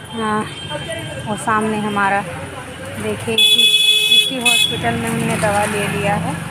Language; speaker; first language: Hindi; native; Hindi